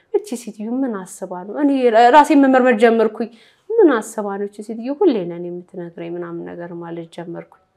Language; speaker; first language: Amharic; native; Amharic